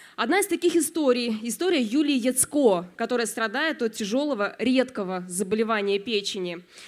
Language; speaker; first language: Russian; native; Russian